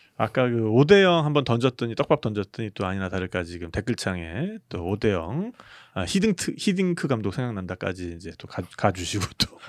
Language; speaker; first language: Korean; native; Korean